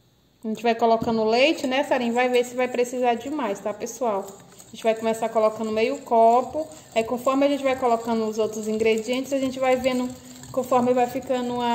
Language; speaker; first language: Portuguese; native; Portuguese